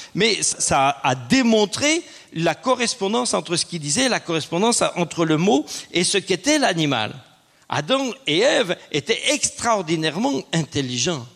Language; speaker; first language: French; native; French